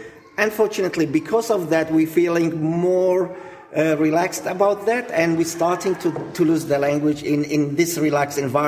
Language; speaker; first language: English; non-native, fluent; Assyrian Neo-Aramaic